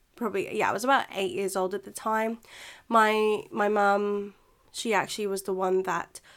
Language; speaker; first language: English; non-native, local second language; Filipino